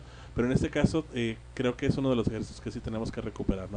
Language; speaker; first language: Spanish; native; Spanish